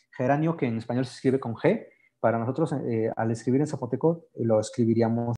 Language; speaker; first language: Spanish; native; Spanish